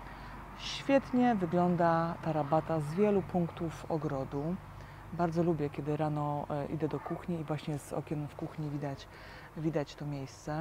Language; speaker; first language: Polish; native; Polish